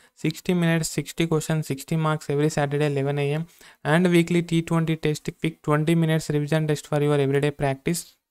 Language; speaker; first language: English; non-native, local second language; Telugu